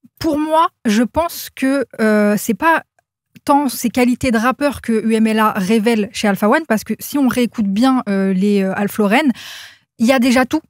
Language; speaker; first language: French; native; French